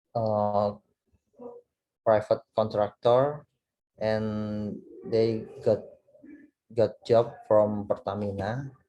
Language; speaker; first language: English; non-native, learner; Indonesian